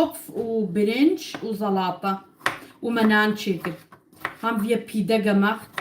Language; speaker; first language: German; non-native, learner; Kurdish